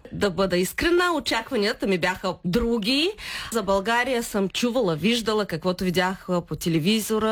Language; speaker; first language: Bulgarian; early bilingual, heritage; Bulgarian